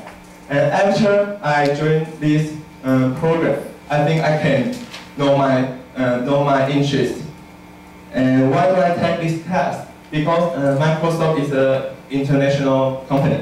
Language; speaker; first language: English; non-native, learner; Chinese